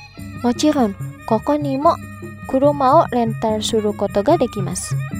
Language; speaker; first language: Japanese; non-native, fluent; Indonesian